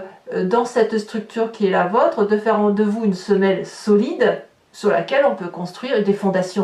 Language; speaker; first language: French; native; French